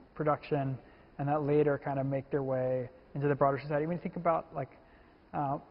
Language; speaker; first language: English; native; English